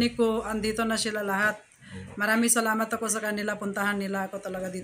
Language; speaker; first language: Filipino; non-native, learner; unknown